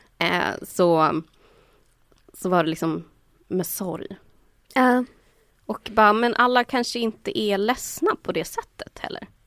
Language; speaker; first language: Swedish; native; Swedish